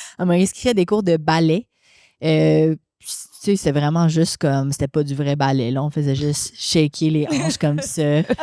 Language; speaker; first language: French; native; French